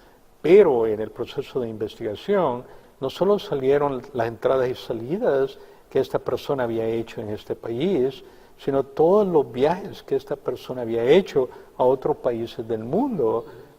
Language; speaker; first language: Spanish; native; Spanish